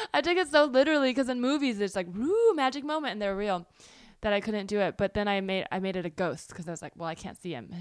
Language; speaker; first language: English; early bilingual, other home language; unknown